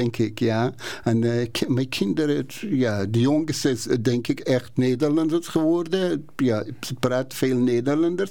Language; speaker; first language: Dutch; non-native, learner; Persian